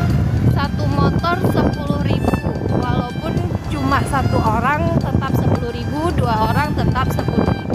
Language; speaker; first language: Indonesian; native; Indonesian